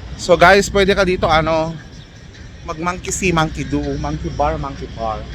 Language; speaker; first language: Filipino; native; Filipino